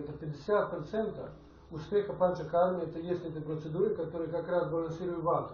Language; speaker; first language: Russian; non-native, fluent; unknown